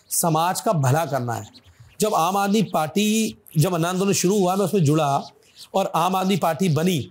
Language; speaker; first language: Hindi; native; Hindi